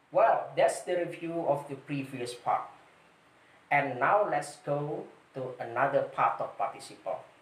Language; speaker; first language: English; non-native, fluent; Indonesian